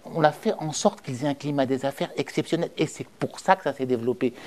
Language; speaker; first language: French; non-native, local second language; Arabic